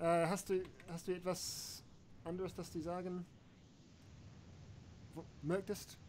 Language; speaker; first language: German; non-native, learner; English